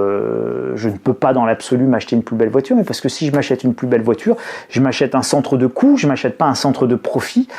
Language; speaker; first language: French; native; French